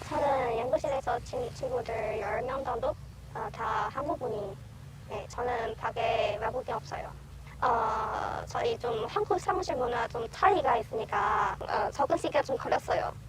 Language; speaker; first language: Korean; non-native, learner; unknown